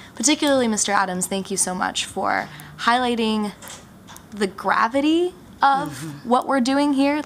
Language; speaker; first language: English; early bilingual, other home language; Japanese